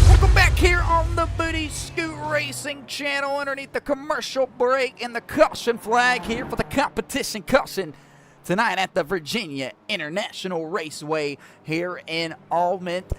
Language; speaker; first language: English; native; English